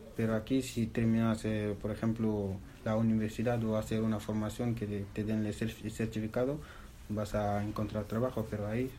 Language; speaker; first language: Spanish; non-native, fluent; Fula